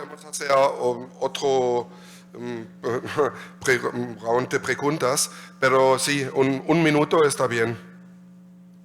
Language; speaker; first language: Spanish; non-native, learner; German